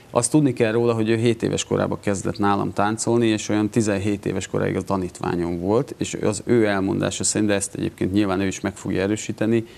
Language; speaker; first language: Hungarian; native; Hungarian